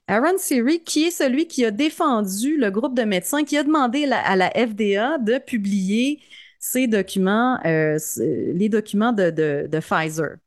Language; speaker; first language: French; native; French